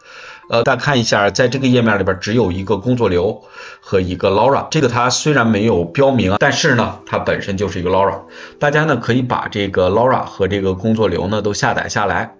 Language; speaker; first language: Chinese; native; Chinese